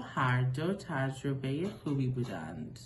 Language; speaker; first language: Persian; non-native, learner; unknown